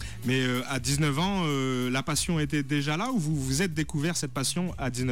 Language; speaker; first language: French; native; French